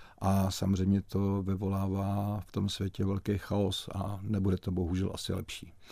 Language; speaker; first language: Czech; native; Czech